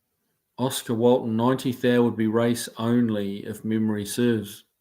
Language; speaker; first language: English; native; English